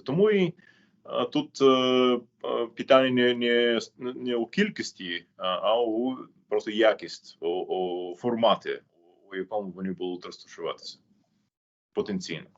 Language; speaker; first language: Ukrainian; non-native, fluent; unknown